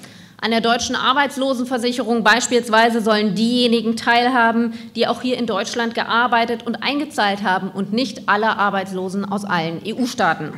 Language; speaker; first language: German; native; German